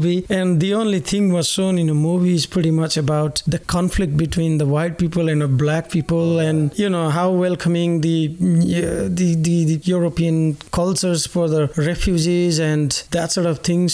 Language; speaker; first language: English; non-native, local second language; Nepali